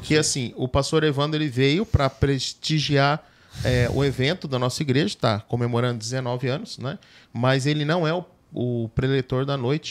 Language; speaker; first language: Portuguese; native; Portuguese